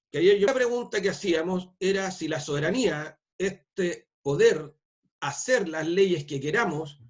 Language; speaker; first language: Spanish; native; Spanish